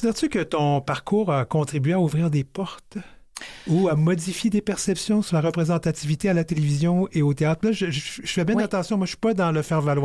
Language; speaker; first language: French; native; French